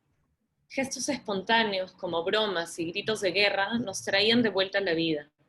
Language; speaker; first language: Spanish; native; Spanish